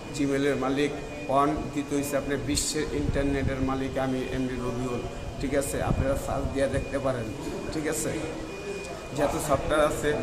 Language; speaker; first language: Bangla; native; Bangla